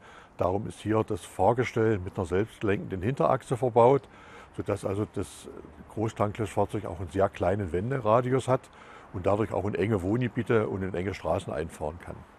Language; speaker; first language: German; native; German